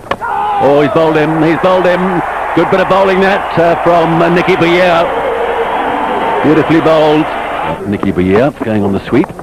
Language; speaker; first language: English; native; English